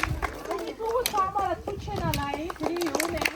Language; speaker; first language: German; non-native, fluent; Tibetan